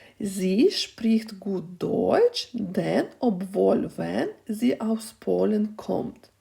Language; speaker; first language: German; non-native, fluent; Ukrainian